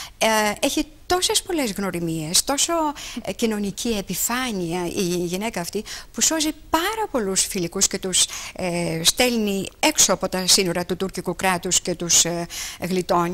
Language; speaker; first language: Greek; native; Greek